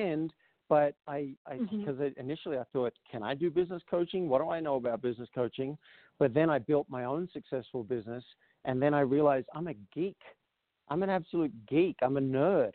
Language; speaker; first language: English; native; English